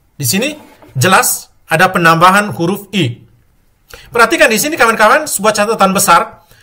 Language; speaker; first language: Indonesian; native; Indonesian